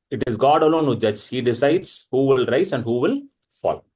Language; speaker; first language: English; non-native, local second language; Tamil